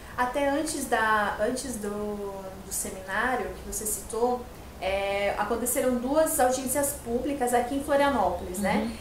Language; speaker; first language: Portuguese; native; Portuguese